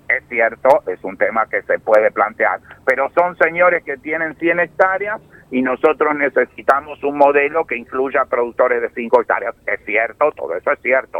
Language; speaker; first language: Spanish; native; Spanish